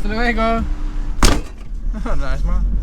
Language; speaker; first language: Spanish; non-native, learner; English